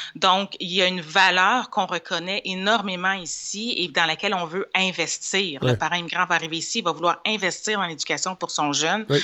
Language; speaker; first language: French; native; French